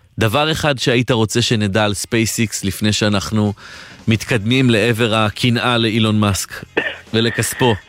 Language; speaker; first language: Hebrew; native; Hebrew